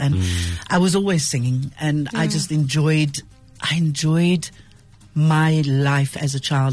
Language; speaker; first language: English; native; English